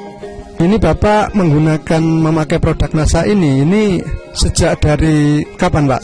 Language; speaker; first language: Indonesian; native; Indonesian